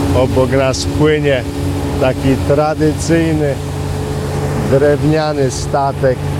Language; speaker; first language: Polish; native; Polish